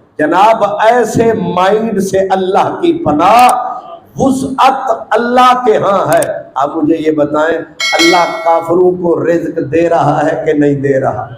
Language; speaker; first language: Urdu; non-native, local second language; Punjabi